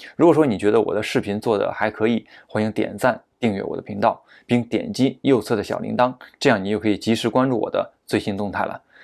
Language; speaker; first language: Chinese; native; Chinese